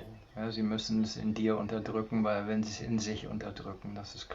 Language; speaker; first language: German; native; German